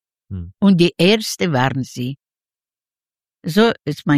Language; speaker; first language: German; non-native, learner; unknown